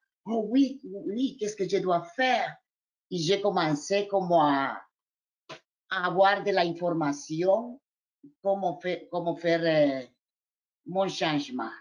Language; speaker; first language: French; non-native, fluent; Spanish